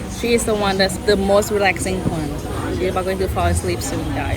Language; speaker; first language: English; non-native, learner; Thai